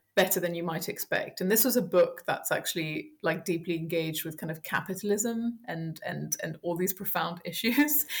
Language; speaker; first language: English; early bilingual, heritage; French